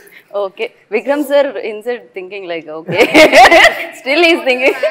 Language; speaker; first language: Telugu; native; Telugu